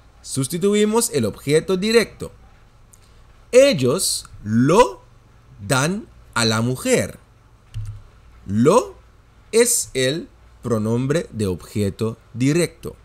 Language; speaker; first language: Spanish; non-native, fluent; Dutch